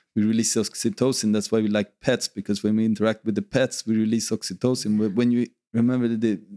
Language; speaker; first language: English; non-native, fluent; Swedish